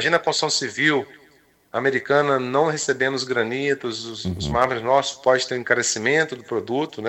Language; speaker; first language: Portuguese; native; Portuguese